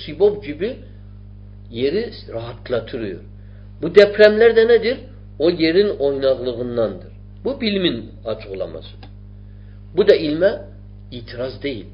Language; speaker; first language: Turkish; non-native, fluent; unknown